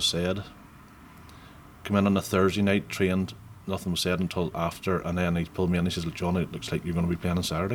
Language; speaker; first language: English; native; English